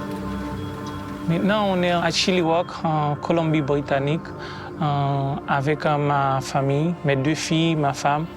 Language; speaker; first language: French; non-native, local second language; Haitian Creole